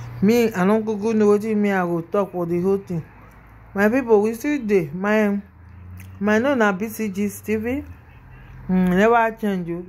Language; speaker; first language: Nigerian Pidgin; non-native, local second language; Yoruba